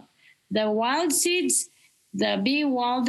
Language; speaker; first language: English; non-native, fluent; Spanish